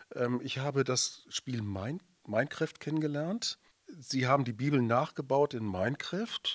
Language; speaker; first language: German; native; German